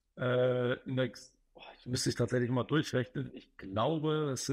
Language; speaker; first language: German; native; German